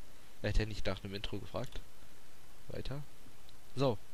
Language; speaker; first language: German; native; German